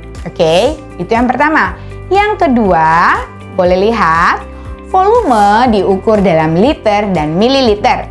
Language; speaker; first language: Indonesian; native; Indonesian